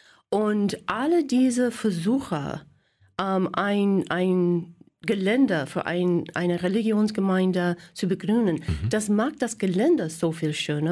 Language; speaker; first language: German; non-native, fluent; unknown